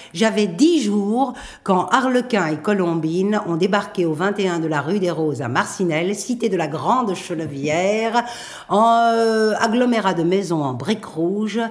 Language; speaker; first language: French; native; French